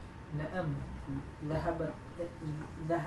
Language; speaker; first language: Arabic; non-native, learner; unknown